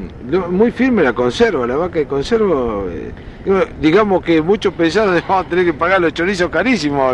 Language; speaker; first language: Spanish; native; Spanish